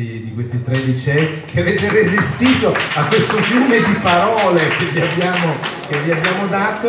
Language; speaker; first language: Italian; native; Italian